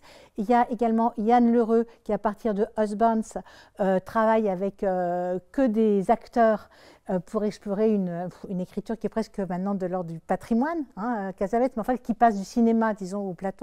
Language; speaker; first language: French; native; French